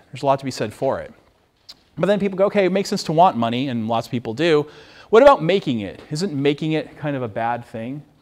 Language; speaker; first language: English; native; English